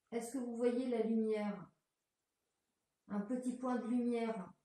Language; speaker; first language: French; native; French